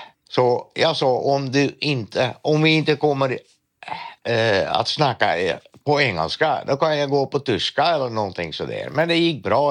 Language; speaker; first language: Swedish; non-native, learner; Dutch